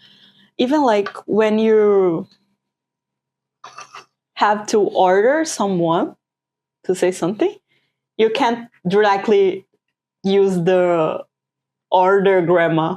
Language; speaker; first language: English; non-native, fluent; Portuguese